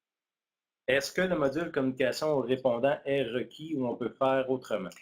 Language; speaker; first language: French; native; French